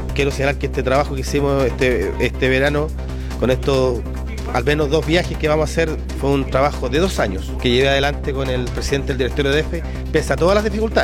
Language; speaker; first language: Spanish; native; Spanish